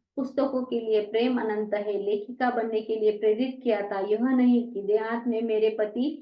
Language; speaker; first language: Hindi; non-native, local second language; Marathi